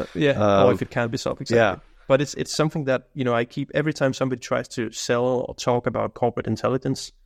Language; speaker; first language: English; non-native, fluent; Danish